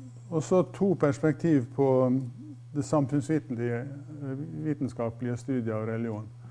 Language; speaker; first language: Norwegian; native; Norwegian